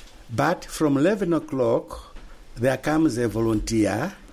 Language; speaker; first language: English; non-native, local second language; Nyanja